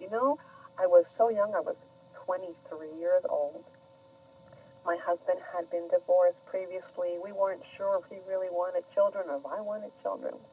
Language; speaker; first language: English; early bilingual, other home language; Spanish